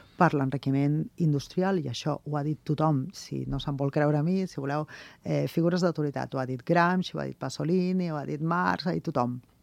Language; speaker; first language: Catalan; non-native, local second language; Spanish